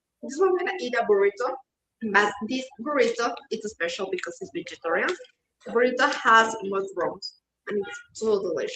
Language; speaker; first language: English; non-native, learner; Spanish